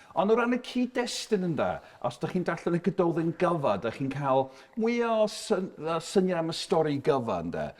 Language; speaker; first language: Welsh; non-native, fluent; English